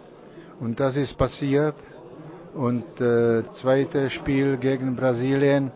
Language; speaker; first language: German; non-native, learner; Czech